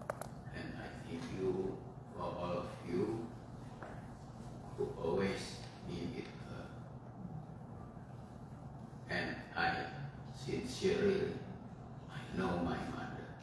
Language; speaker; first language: English; non-native, fluent; Indonesian